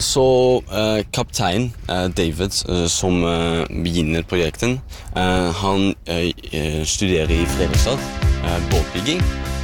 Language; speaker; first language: Norwegian; non-native, fluent; Dutch